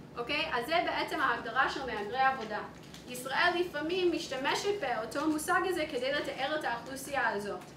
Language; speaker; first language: Hebrew; non-native, fluent; English